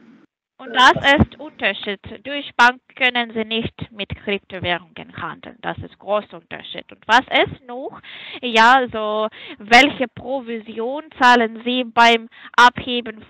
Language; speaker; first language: German; non-native, fluent; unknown